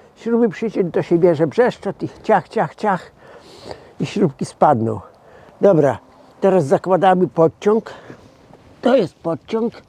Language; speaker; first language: Polish; native; Polish